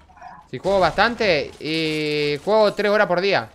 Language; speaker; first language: Spanish; native; Spanish